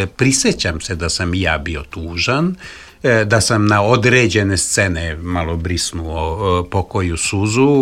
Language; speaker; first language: Serbian; non-native, local second language; Hungarian